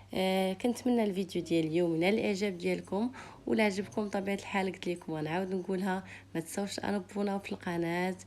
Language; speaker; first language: Arabic; native; Arabic